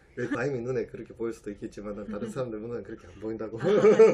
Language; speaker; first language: Korean; native; Korean